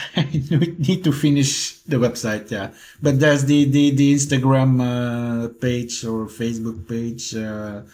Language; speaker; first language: English; non-native, fluent; Dutch